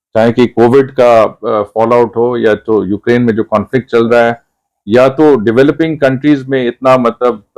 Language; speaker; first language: Hindi; non-native, local second language; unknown